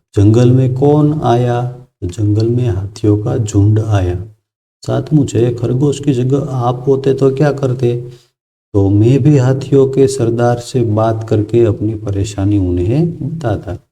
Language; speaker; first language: Hindi; non-native, local second language; Gujarati